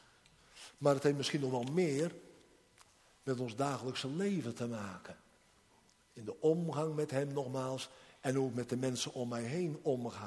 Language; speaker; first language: Dutch; native; Dutch